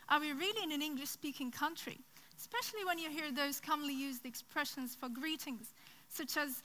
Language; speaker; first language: English; non-native, fluent; Arabic